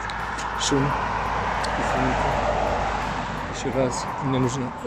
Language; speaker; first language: Russian; non-native, learner; Finnish